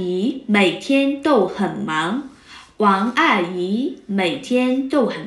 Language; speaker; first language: Chinese; non-native, fluent; Vietnamese